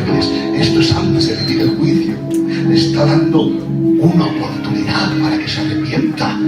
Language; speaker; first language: Spanish; native; Spanish